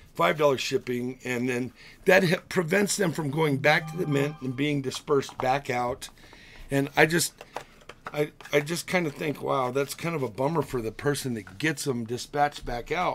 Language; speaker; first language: English; native; English